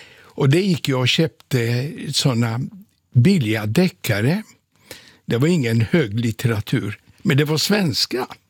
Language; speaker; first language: Swedish; non-native, fluent; Polish